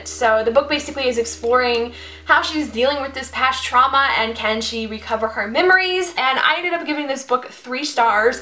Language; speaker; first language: English; native; English